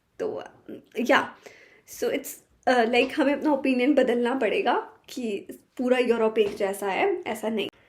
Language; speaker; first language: Hindi; native; Hindi